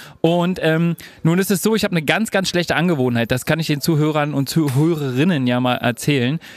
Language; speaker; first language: German; native; German